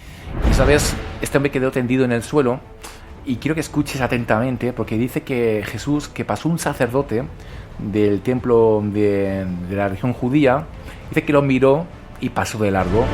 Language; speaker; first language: Spanish; native; Spanish